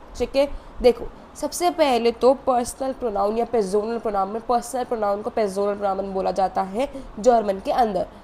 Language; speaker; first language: Hindi; native; Hindi